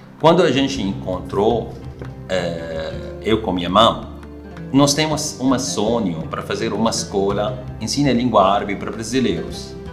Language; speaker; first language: Portuguese; non-native, learner; Arabic